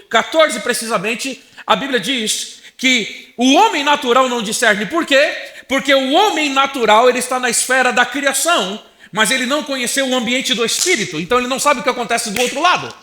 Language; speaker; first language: Portuguese; native; Portuguese